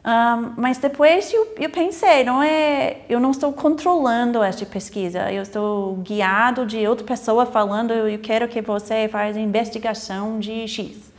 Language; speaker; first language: Portuguese; non-native, fluent; English